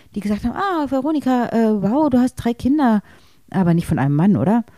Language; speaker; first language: German; native; German